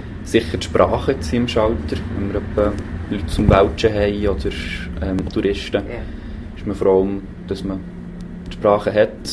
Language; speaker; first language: German; native; German